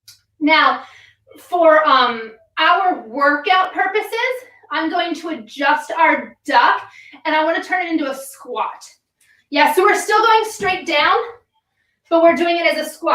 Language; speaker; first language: English; native; English